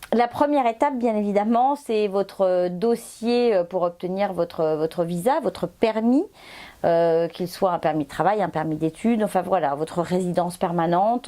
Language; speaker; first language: French; native; French